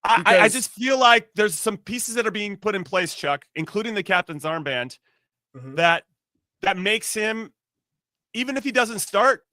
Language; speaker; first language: English; native; English